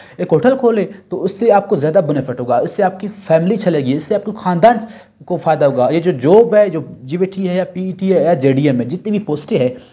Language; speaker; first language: Urdu; non-native, local second language; Brahui